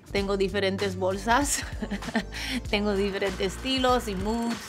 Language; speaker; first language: Spanish; early bilingual, other home language; English